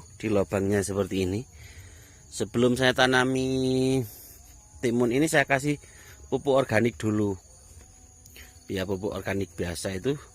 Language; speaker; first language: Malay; non-native, local second language; Javanese